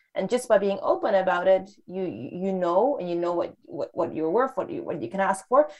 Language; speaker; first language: English; non-native, fluent; Dutch